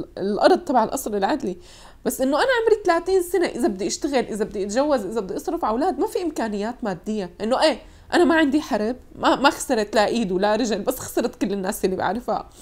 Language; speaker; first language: Arabic; native; Arabic